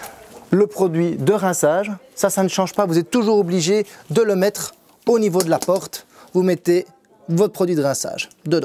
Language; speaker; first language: French; native; French